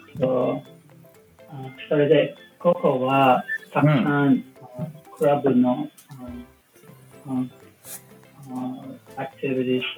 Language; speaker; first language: Japanese; non-native, learner; English